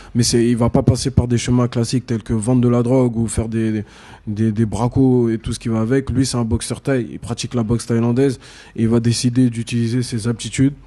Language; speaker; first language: French; native; French